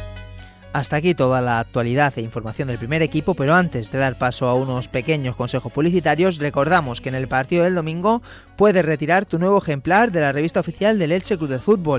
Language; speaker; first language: Spanish; native; Spanish